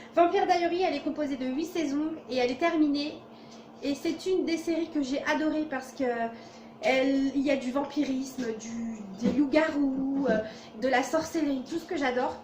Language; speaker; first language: French; native; French